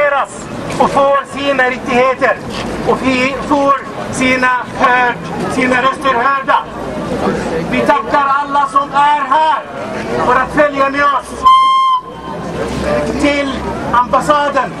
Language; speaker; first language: Swedish; non-native, fluent; Arabic